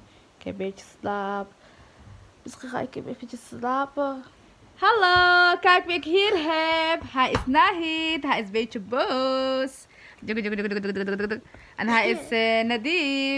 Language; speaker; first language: Dutch; non-native, learner; Somali